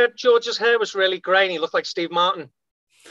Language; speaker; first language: English; native; English